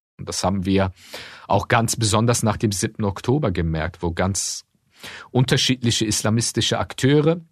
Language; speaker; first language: German; early bilingual, other home language; Turkish